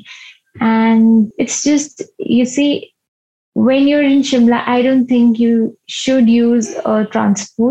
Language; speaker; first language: English; non-native, local second language; Hindi